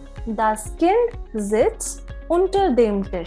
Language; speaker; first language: German; non-native, fluent; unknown